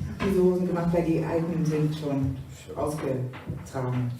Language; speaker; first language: German; native; German